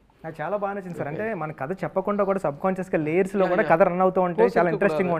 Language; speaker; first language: Telugu; native; Telugu